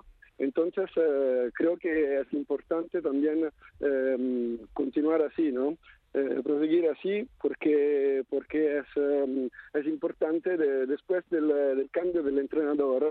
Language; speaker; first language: Spanish; non-native, fluent; Italian